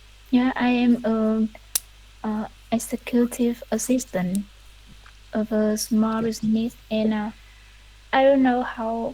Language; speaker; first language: English; non-native, learner; Vietnamese